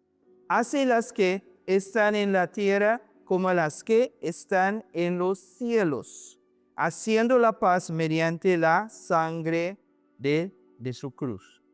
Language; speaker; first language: Spanish; non-native, learner; English